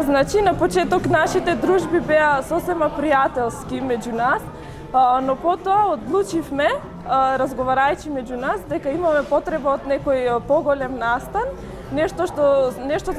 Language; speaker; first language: Macedonian; non-native, local second language; Albanian